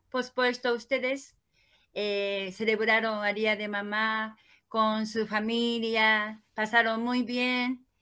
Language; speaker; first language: Spanish; non-native, learner; Korean